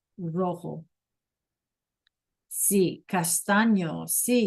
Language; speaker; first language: Spanish; non-native, learner; English